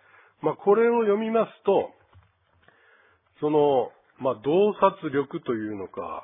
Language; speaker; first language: Japanese; native; Japanese